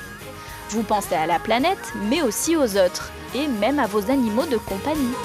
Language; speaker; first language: French; native; French